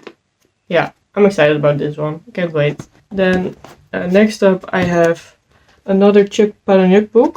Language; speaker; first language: English; non-native, fluent; Dutch